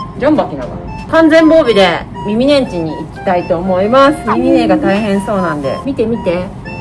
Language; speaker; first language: Japanese; native; Japanese